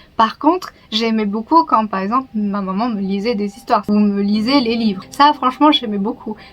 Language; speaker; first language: French; early bilingual, other home language; Vietnamese